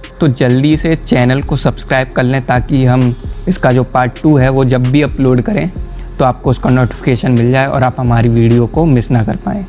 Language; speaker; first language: Hindi; native; Hindi